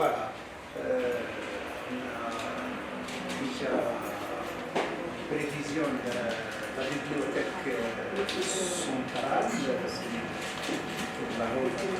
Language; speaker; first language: French; non-native, local second language; Arabic